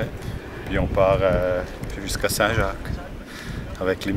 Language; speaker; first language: French; non-native, learner; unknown